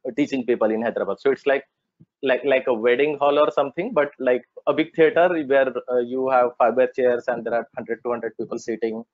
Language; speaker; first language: English; non-native, local second language; Marathi